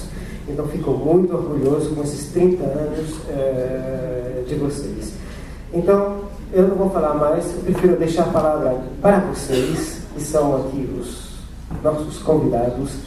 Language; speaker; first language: Portuguese; non-native, fluent; French